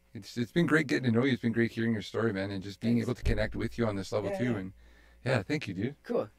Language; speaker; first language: English; native; English